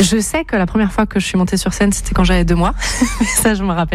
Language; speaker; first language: French; native; French